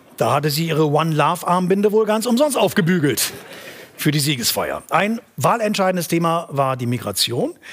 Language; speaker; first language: German; native; German